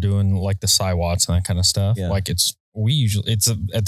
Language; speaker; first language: English; native; English